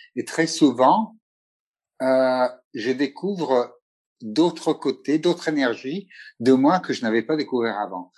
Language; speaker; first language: French; non-native, fluent; Italian